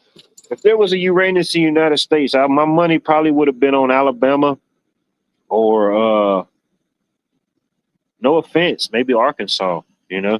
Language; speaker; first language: English; native; English